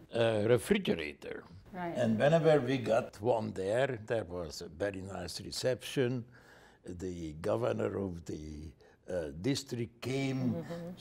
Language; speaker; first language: English; non-native, fluent; Hungarian